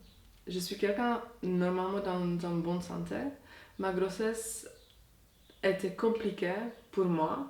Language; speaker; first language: French; non-native, fluent; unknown